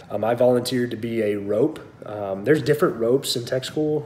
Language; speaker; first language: English; native; English